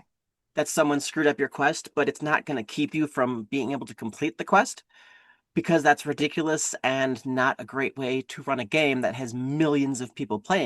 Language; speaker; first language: English; native; English